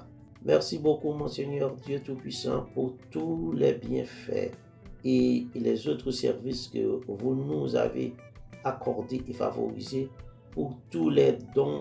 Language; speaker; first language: French; non-native, local second language; Haitian Creole